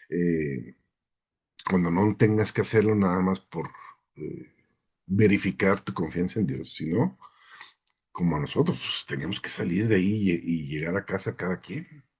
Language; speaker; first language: Spanish; native; Spanish